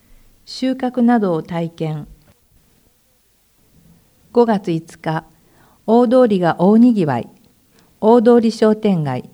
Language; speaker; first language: Japanese; native; Japanese